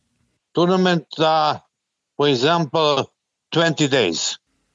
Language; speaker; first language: English; non-native, learner; Serbian